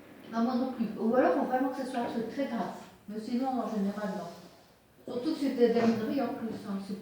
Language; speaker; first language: French; native; French